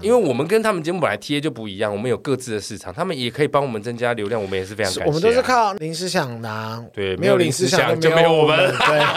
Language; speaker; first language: Chinese; native; Chinese